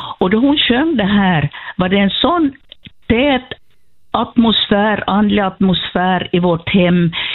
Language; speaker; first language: Swedish; native; Swedish